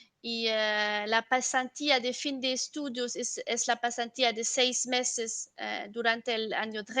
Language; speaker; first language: Spanish; non-native, fluent; French